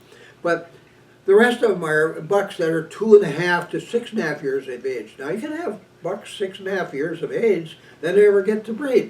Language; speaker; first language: English; native; English